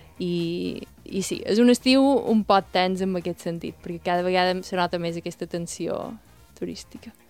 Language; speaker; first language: Catalan; native; Catalan